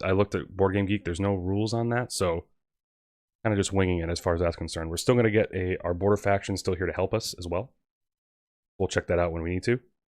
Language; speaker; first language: English; native; English